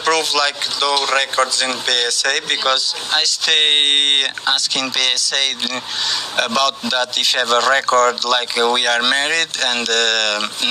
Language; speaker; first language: English; non-native, learner; Portuguese